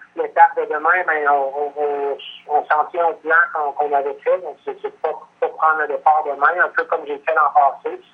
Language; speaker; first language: French; native; French